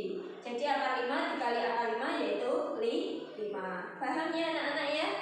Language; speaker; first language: Indonesian; native; Indonesian